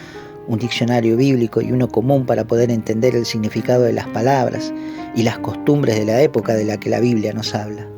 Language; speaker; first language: Spanish; native; Spanish